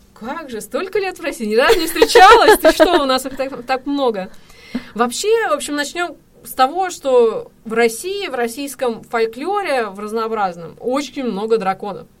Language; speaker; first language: Russian; native; Russian